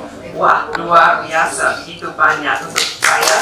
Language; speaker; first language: Indonesian; non-native, fluent; English